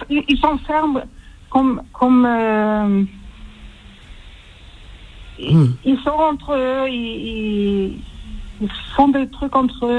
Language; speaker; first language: French; early bilingual, heritage; French